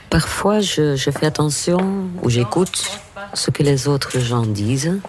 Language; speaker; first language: French; native; French